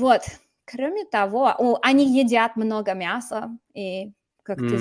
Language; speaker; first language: Russian; non-native, fluent; English